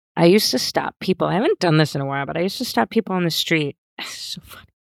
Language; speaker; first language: English; native; English